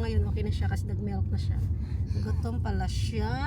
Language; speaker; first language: Filipino; native; Filipino